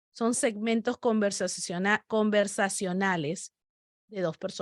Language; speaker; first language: Spanish; native; Spanish